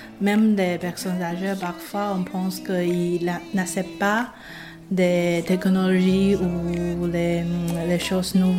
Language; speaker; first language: French; non-native, fluent; Chinese